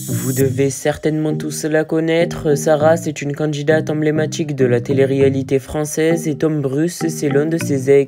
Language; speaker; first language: French; native; French